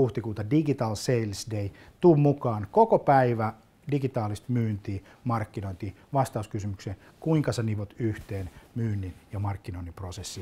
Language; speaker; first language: Finnish; native; Finnish